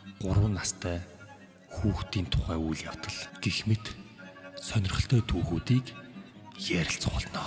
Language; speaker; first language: Mongolian; native; Mongolian